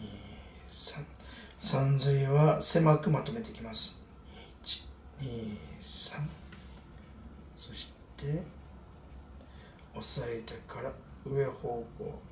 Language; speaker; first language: Japanese; native; Japanese